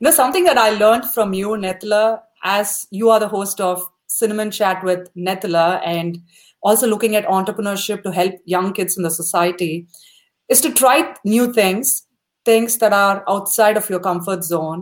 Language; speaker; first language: English; non-native, local second language; Tamil